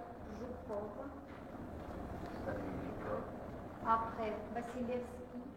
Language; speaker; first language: French; non-native, fluent; Russian